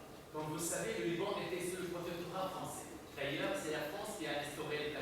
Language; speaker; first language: French; non-native, local second language; Arabic